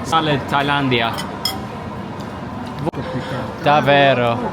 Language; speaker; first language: Italian; non-native, learner; English